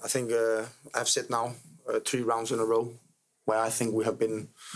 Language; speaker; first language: English; non-native, fluent; Danish